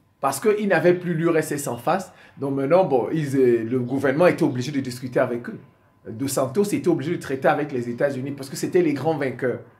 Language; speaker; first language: French; non-native, local second language; Sango